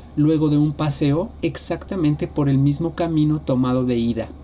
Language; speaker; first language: Spanish; native; Spanish